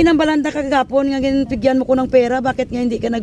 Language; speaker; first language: Filipino; non-native, local second language; Hiligaynon